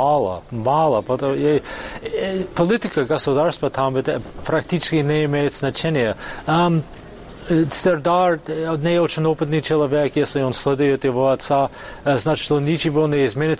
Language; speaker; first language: Russian; non-native, fluent; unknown